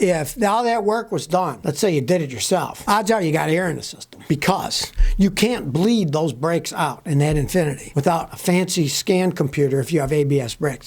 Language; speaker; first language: English; native; English